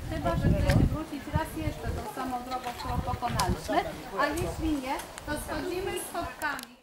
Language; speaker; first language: Polish; native; Polish